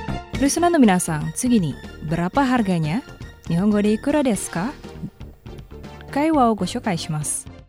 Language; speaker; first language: Japanese; non-native, fluent; Indonesian